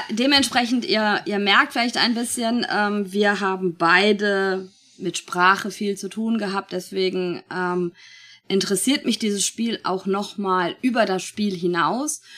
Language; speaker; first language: German; native; German